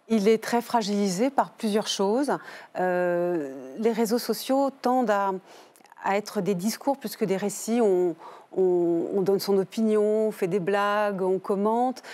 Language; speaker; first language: French; native; French